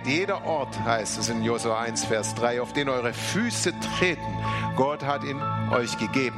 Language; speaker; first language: German; native; German